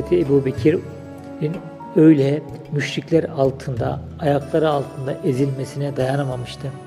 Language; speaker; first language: Turkish; native; Turkish